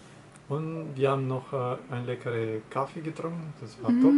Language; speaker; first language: German; non-native, fluent; Russian